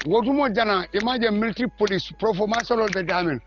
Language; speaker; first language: English; non-native, local second language; Mandingo